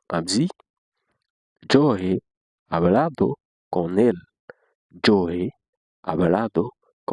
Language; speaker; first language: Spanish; non-native, learner; Haitian Creole